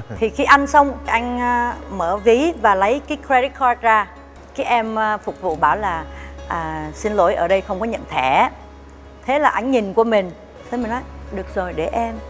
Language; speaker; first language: Vietnamese; native; Vietnamese